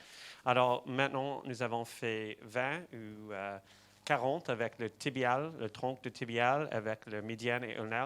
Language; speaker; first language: French; non-native, fluent; English